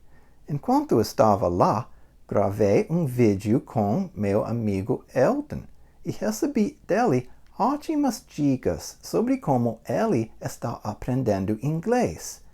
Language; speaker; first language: Portuguese; non-native, fluent; English